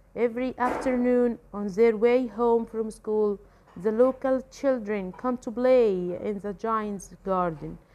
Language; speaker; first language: English; non-native, fluent; Arabic